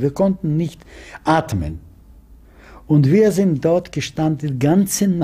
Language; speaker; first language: German; non-native, fluent; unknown